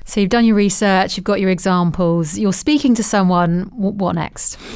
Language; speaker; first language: English; native; English